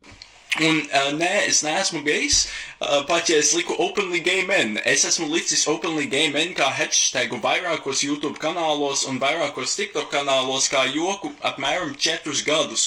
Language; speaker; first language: Latvian; non-native, local second language; English